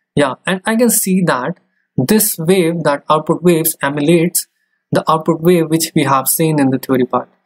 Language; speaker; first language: English; non-native, local second language; Hindi